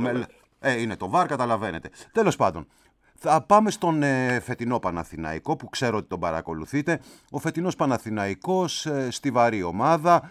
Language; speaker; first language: Greek; native; Greek